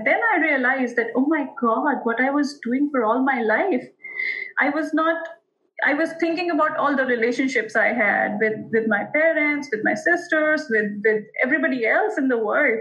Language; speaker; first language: English; non-native, local second language; Hindi